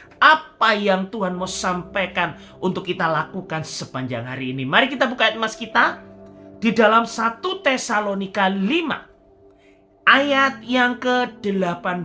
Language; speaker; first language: Indonesian; native; Indonesian